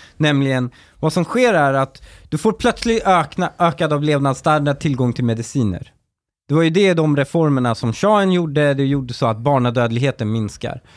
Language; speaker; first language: Swedish; early bilingual, other home language; Persian